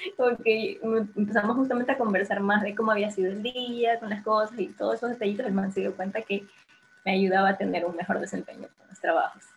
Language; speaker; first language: Spanish; native; Spanish